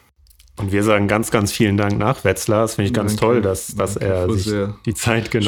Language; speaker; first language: German; native; German